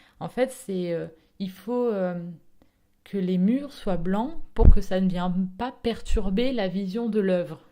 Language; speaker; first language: French; early bilingual, other home language; Italian